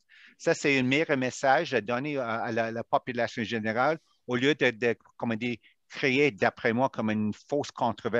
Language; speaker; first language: French; non-native, local second language; English